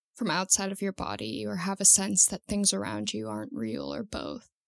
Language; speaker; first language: English; native; English